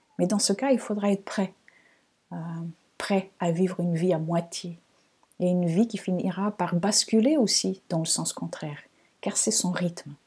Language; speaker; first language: French; non-native, fluent; Portuguese